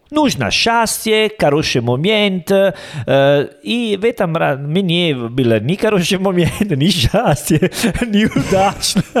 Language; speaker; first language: Russian; non-native, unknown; Italian